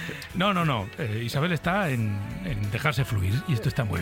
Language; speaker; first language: Spanish; native; Spanish